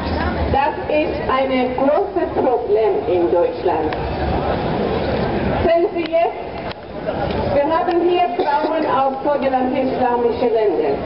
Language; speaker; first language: German; non-native, fluent; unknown